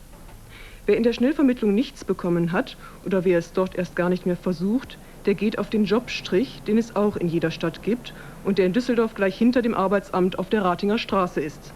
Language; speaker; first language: German; native; German